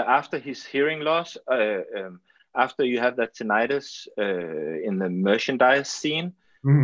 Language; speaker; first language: English; non-native, fluent; Danish